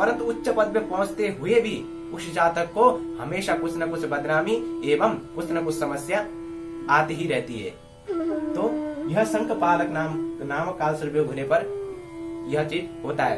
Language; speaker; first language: Hindi; native; Hindi